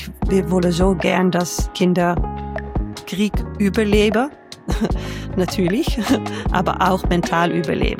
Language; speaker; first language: German; non-native, learner; Dutch